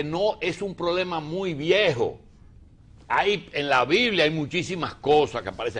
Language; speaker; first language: Spanish; native; Spanish